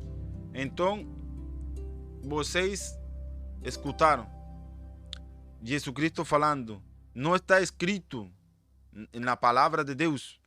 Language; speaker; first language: Portuguese; non-native, fluent; Spanish